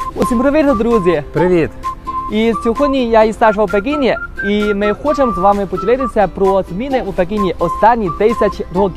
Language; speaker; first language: Ukrainian; non-native, learner; Chinese